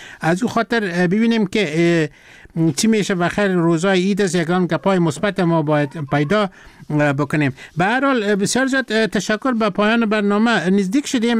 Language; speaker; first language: Persian; non-native, local second language; Turkmen